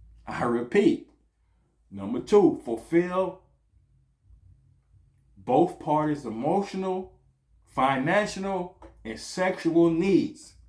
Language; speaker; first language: English; native; English